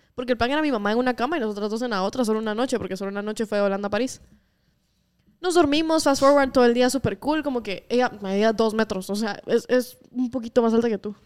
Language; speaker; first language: Spanish; native; Spanish